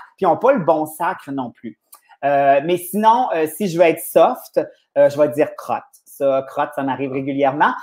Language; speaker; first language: French; native; French